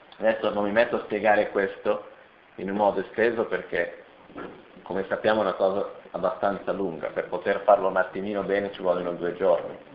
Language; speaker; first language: Italian; non-native, fluent; Portuguese